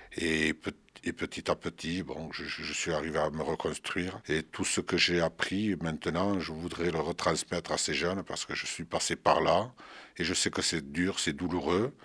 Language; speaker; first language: French; early bilingual, other home language; Arabic